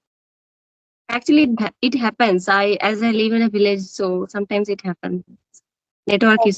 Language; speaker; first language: English; non-native, learner; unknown